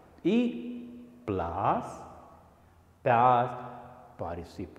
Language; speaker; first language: English; non-native, fluent; Spanish